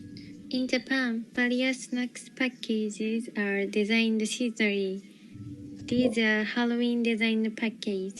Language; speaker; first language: English; non-native, learner; Japanese